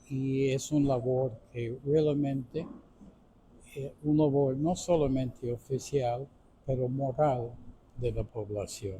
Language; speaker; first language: Spanish; non-native, fluent; English